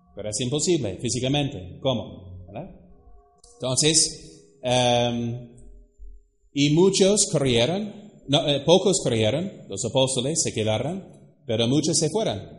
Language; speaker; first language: Spanish; non-native, fluent; English